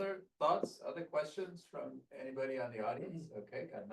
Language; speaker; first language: English; native; English